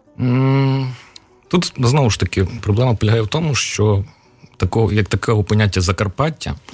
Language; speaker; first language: Ukrainian; native; Ukrainian